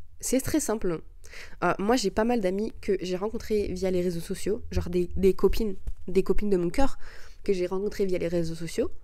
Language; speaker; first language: French; early bilingual, other home language; Arabic